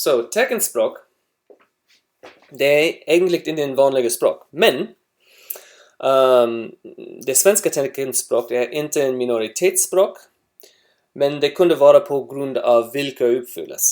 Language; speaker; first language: Swedish; non-native, learner; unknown